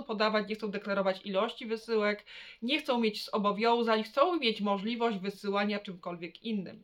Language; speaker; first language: Polish; native; Polish